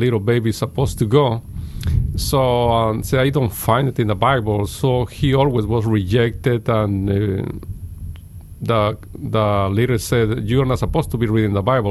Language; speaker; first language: English; non-native, fluent; Spanish